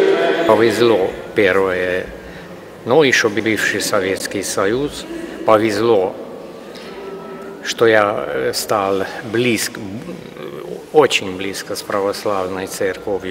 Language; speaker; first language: Russian; non-native, fluent; Hungarian